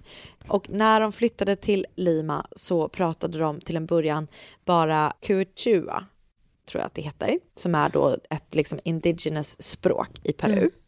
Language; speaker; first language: Swedish; native; Swedish